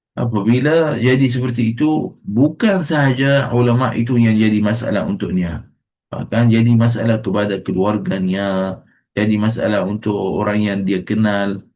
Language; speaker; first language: Malay; non-native, fluent; Arabic